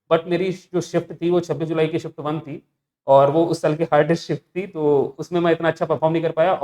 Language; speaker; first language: Hindi; native; Hindi